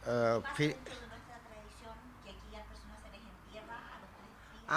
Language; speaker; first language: Spanish; native; Spanish